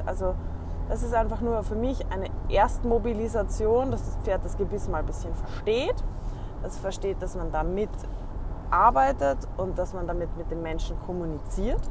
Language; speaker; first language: German; native; German